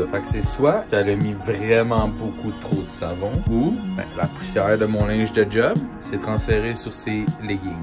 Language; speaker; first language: French; native; French